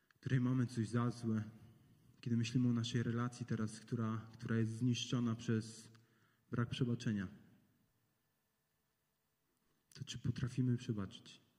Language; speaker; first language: Polish; native; Polish